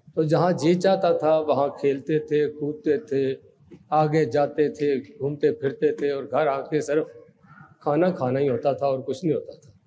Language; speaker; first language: Urdu; non-native, local second language; Punjabi